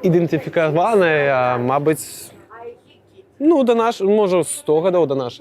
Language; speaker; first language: Belarusian; non-native, local second language; Russian